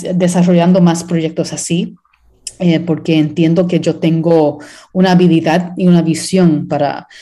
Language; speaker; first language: Spanish; early bilingual, heritage; Spanish